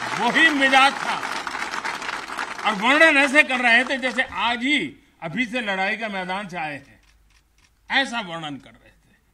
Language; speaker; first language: Hindi; non-native, local second language; Gujarati